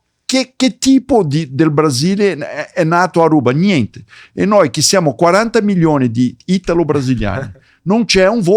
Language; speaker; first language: Italian; early bilingual, heritage; Portuguese